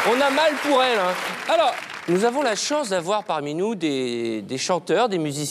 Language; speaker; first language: French; native; French